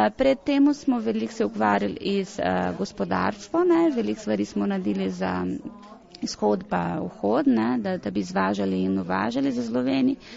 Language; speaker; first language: Slovenian; early bilingual, heritage; Portuguese